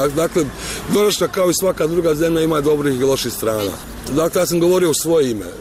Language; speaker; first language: Croatian; native; Croatian